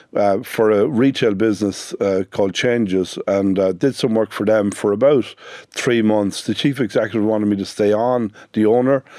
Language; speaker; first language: English; native; English